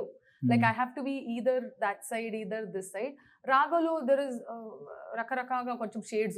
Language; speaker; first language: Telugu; non-native, learner; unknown